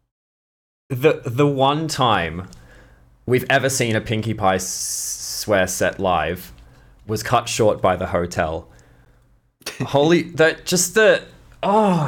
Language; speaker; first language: English; native; English